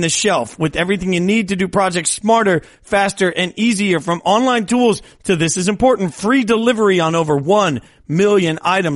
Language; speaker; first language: English; native; English